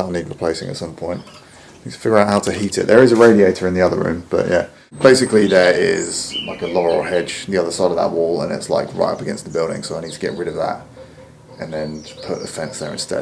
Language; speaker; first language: English; native; English